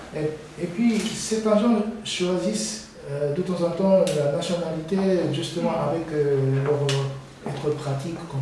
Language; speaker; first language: French; non-native, learner; Korean